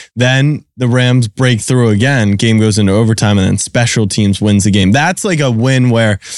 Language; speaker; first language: English; native; English